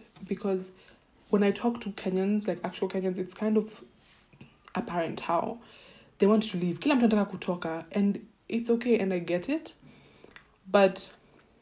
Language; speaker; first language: English; non-native, local second language; Swahili